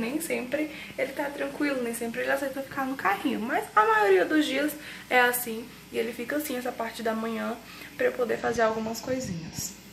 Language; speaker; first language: Portuguese; native; Portuguese